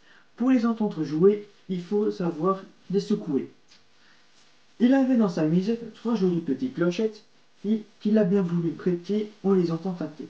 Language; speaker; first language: French; native; French